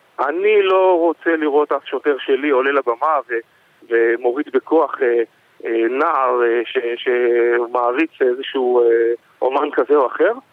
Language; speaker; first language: Hebrew; native; Hebrew